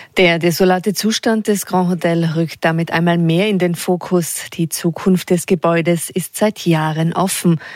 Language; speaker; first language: German; native; German